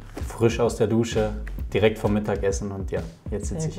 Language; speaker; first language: German; native; German